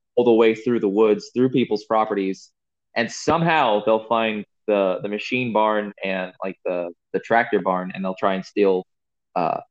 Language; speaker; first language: English; native; English